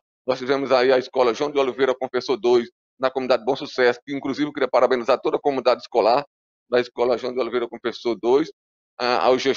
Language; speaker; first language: Portuguese; native; Portuguese